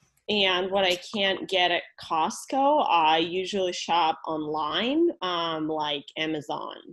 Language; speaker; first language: English; non-native, fluent; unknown